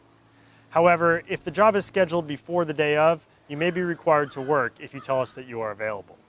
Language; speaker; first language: English; native; English